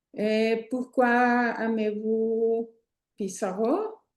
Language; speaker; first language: French; non-native, learner; Spanish